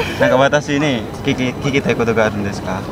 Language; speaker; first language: Japanese; non-native, learner; Indonesian